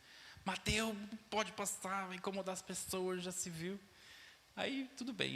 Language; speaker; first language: Portuguese; native; Portuguese